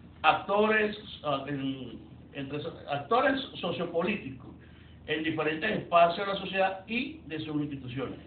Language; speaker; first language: Spanish; native; Spanish